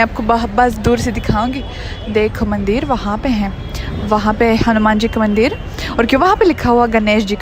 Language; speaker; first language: Hindi; non-native, fluent; Russian